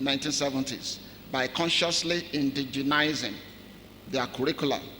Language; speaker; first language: English; non-native, local second language; Yoruba